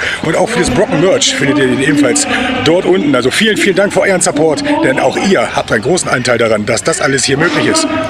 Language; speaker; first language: German; native; German